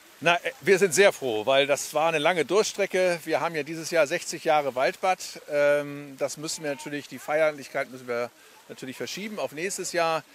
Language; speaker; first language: German; native; German